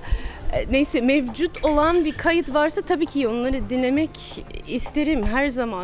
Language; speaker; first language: Turkish; non-native, fluent; English